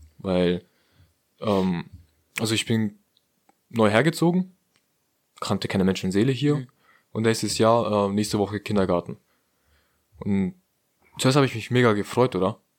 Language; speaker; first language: German; early bilingual, other home language; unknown